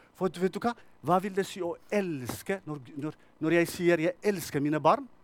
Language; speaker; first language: Norwegian; non-native, fluent; Tigrinya